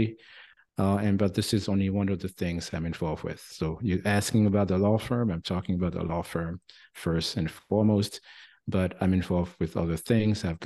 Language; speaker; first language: English; non-native, fluent; French